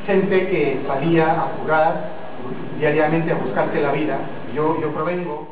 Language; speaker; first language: Spanish; native; Spanish